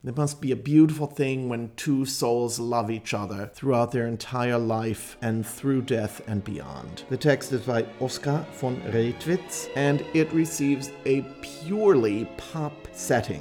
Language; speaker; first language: English; native; English